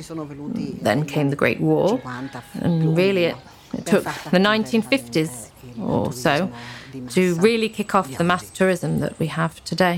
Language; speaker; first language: English; non-native, fluent; Ladin